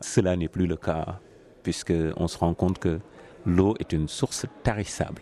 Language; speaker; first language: French; non-native, local second language; Wolof